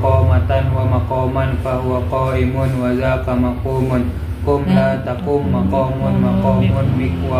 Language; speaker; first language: Arabic; non-native, learner; Indonesian